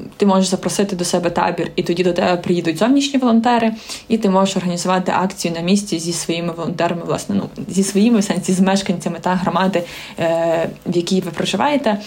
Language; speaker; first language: Ukrainian; native; Ukrainian